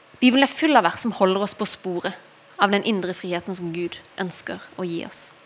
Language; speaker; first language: Norwegian; early bilingual, heritage; Norwegian